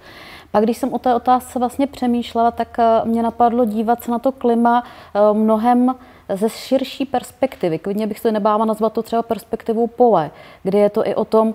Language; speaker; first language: Czech; native; Czech